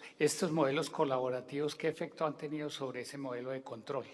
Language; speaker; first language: Spanish; native; Spanish